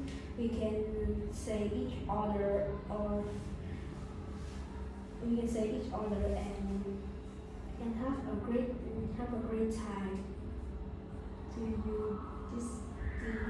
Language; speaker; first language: English; non-native, learner; Vietnamese